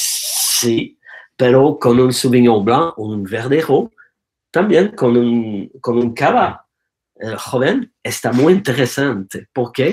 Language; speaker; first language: Spanish; non-native, learner; French